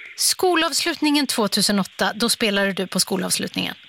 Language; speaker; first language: Swedish; native; Swedish